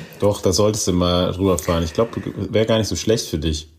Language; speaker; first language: German; native; German